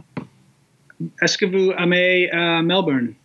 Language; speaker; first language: French; non-native, learner; English